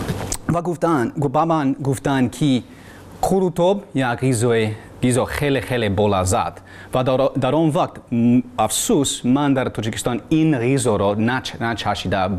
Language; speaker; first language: Persian; non-native, fluent; English